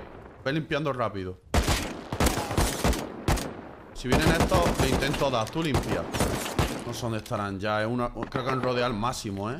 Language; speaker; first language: Spanish; native; Spanish